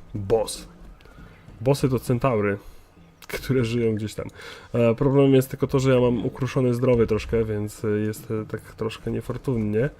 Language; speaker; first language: Polish; native; Polish